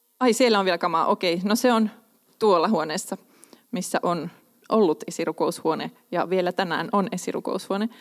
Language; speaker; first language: Finnish; non-native, local second language; Swedish